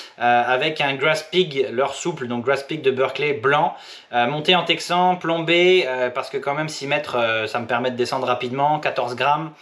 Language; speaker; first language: French; native; French